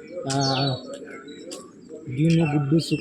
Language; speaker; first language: English; non-native, learner; Hindi